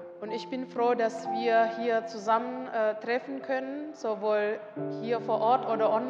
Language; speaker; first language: German; non-native, learner; Indonesian